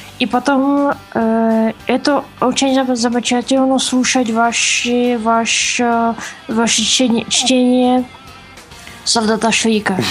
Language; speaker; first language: Russian; non-native, learner; Czech